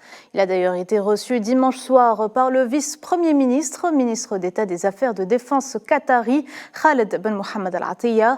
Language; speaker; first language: French; non-native, local second language; Arabic